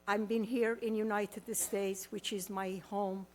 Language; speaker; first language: English; non-native, learner; Persian